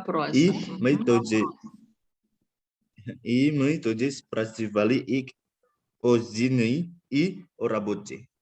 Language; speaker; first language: Russian; non-native, learner; Indonesian